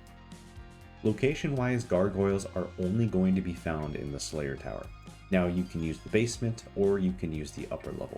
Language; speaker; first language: English; native; English